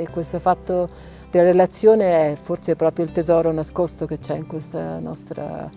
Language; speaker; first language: Italian; native; Italian